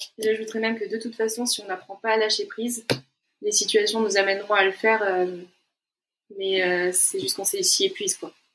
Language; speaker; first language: French; native; French